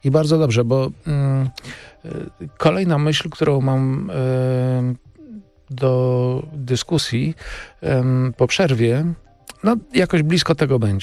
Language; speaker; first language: Polish; native; Polish